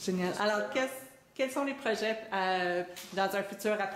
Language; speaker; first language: French; native; French